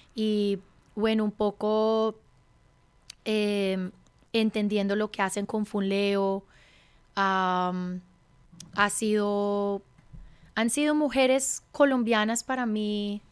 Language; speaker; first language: Spanish; early bilingual, heritage; Spanish